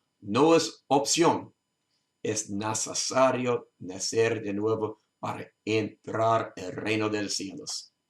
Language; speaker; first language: Spanish; non-native, learner; English